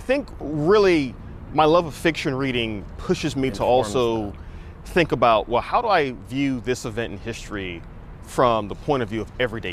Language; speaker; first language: English; native; English